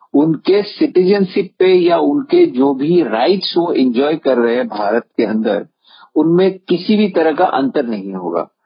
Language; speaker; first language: Hindi; non-native, local second language; Assamese